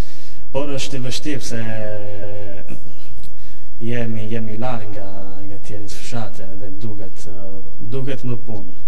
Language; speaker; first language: Albanian; early bilingual, heritage; Albanian